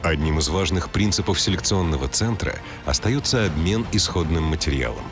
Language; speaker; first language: Russian; native; Russian